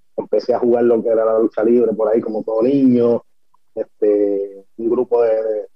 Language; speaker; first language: Spanish; native; Spanish